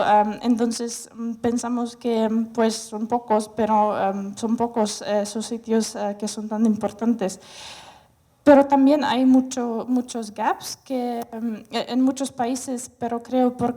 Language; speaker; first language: Spanish; non-native, fluent; Russian